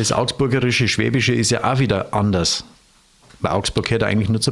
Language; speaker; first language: German; native; German